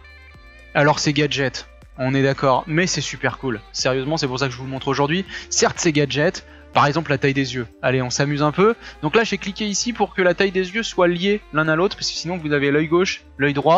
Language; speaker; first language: French; native; French